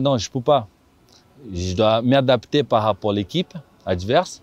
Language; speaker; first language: French; non-native, fluent; Portuguese